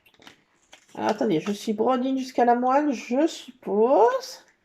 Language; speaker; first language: French; native; French